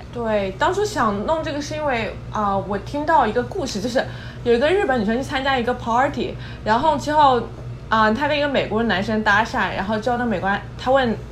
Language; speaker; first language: Chinese; native; Chinese